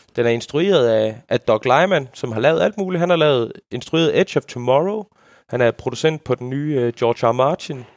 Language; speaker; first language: Danish; native; Danish